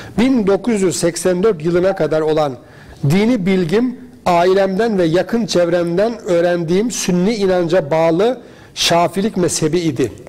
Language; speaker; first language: Turkish; native; Turkish